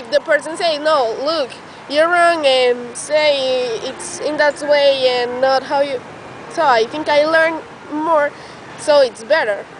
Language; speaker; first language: English; non-native, learner; Spanish